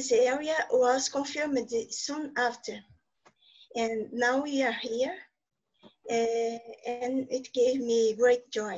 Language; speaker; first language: English; non-native, learner; Portuguese